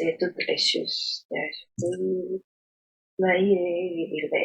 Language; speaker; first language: French; non-native, learner; Spanish